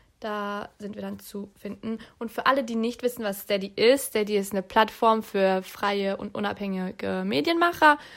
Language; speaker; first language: German; early bilingual, other home language; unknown